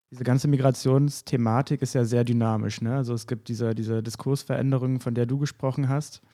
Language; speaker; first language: German; native; German